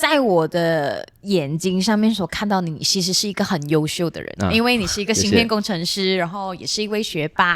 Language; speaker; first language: Chinese; non-native, local second language; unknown